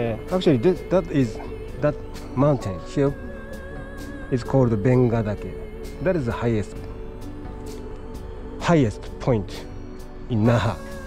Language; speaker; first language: English; non-native, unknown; Japanese